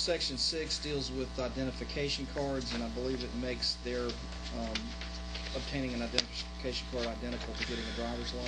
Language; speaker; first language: English; native; English